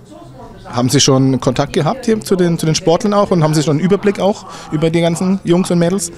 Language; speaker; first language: German; native; German